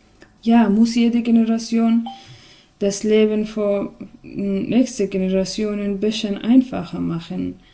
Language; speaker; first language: German; non-native, learner; Persian